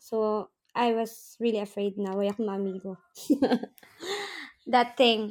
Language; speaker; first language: English; non-native, local second language; Surigaonon